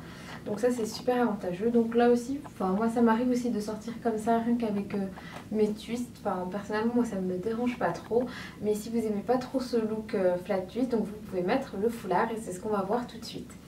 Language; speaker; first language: French; native; French